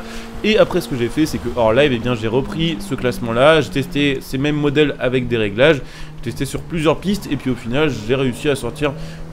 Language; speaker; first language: French; native; French